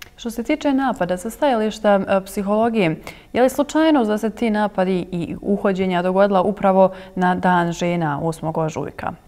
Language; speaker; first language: Croatian; native; Croatian